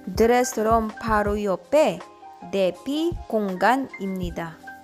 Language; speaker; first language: Korean; non-native, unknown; Filipino